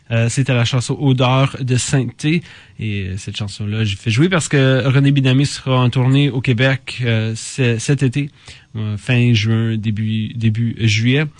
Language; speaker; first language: French; native; French